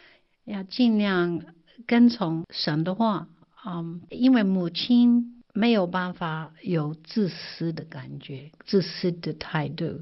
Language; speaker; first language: Chinese; non-native, fluent; English